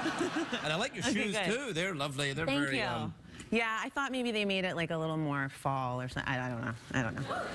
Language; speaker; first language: English; native; English